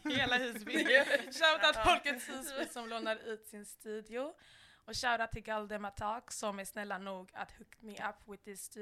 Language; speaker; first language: Swedish; native; Swedish